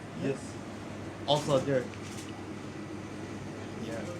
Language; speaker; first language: English; non-native, learner; Mongolian